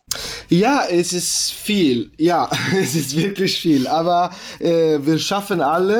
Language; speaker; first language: German; non-native, learner; Italian